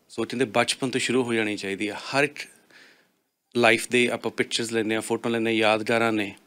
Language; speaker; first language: Punjabi; native; Punjabi